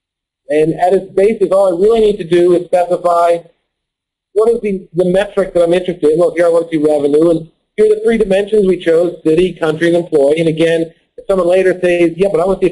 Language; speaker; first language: English; native; English